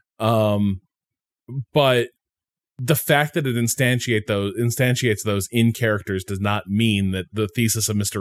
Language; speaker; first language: English; native; English